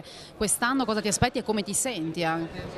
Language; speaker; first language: Italian; native; Italian